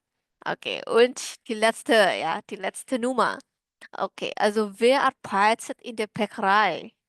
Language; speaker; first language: German; non-native, learner; Indonesian